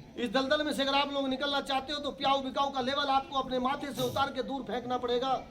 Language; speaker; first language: Hindi; native; Hindi